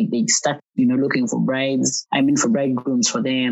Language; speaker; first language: English; non-native, local second language; Ganda